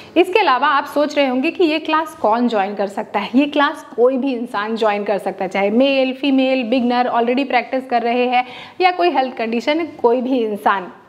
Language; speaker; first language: Hindi; native; Hindi